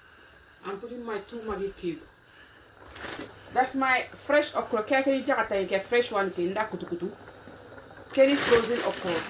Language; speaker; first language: English; non-native, local second language; Mandingo